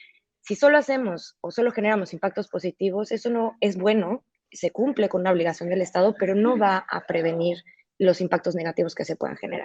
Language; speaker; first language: Spanish; native; Spanish